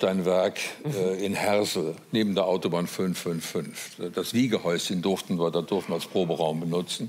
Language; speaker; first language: German; native; German